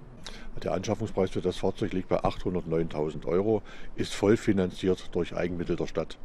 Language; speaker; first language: German; native; German